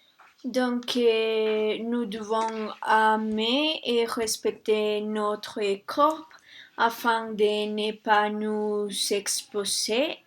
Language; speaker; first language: French; non-native, learner; Spanish